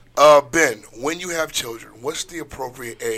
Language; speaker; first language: English; early bilingual, other home language; Haitian Creole